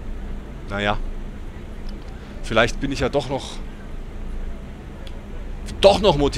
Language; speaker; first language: German; native; German